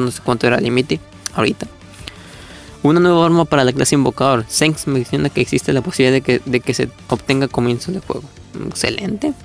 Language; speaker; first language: Spanish; native; Spanish